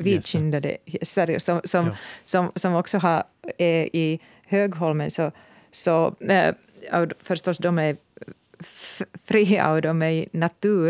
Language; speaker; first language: Swedish; non-native, local second language; Finnish